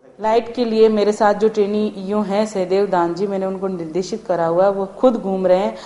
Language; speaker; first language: Hindi; native; Hindi